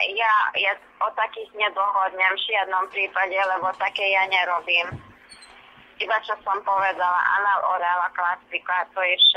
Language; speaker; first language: Slovak; non-native, local second language; Hungarian